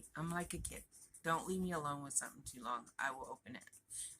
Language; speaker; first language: English; native; English